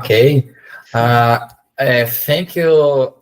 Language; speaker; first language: English; non-native, learner; Portuguese